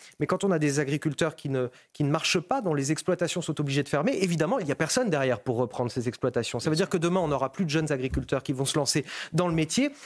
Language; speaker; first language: French; native; French